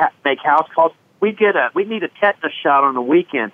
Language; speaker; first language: English; native; English